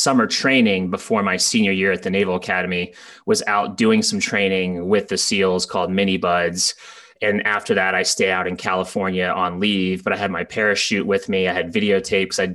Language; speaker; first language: English; native; English